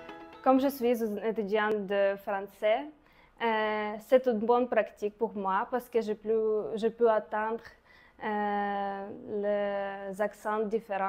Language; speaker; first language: French; non-native, learner; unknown